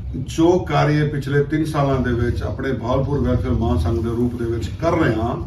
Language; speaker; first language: Hindi; non-native, local second language; Punjabi